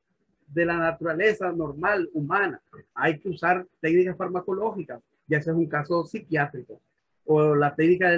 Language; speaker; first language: Spanish; native; Spanish